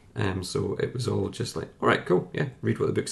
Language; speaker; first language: English; native; English